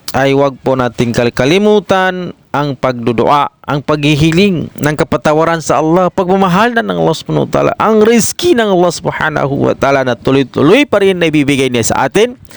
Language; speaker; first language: Filipino; non-native, local second language; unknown